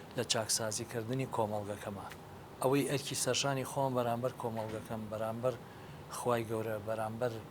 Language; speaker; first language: Central Kurdish; native; Central Kurdish